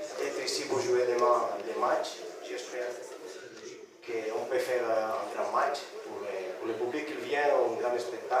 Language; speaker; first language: French; non-native, learner; Spanish